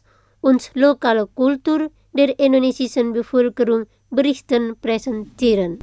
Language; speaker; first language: German; non-native, fluent; Indonesian